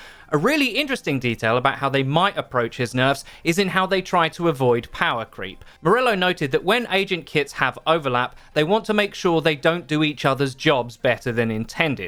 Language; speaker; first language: English; native; English